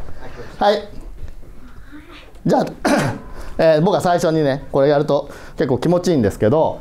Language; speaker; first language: Japanese; native; Japanese